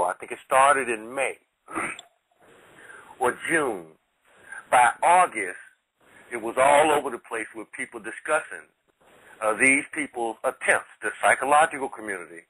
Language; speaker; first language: English; native; English